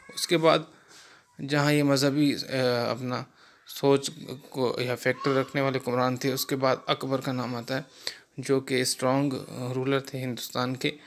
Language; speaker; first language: Urdu; non-native, local second language; Sindhi